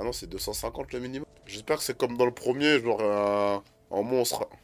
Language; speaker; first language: French; native; French